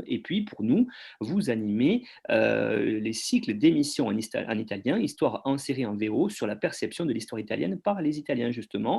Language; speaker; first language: French; native; French